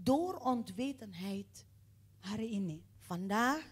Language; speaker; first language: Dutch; non-native, fluent; Indonesian